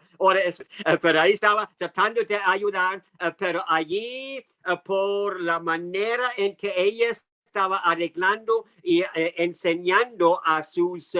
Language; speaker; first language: Spanish; non-native, fluent; English